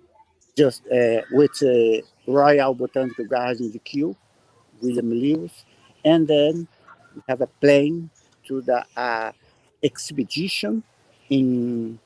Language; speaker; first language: English; non-native, learner; Portuguese